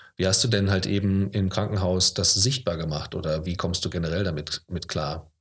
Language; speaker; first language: German; native; German